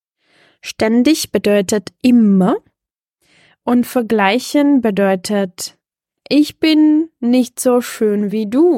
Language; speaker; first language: German; non-native, fluent; Czech